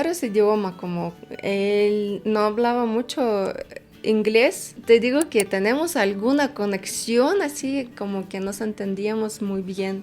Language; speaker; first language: Spanish; non-native, fluent; Russian